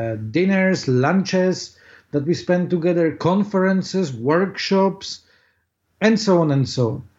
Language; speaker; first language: English; non-native, fluent; Polish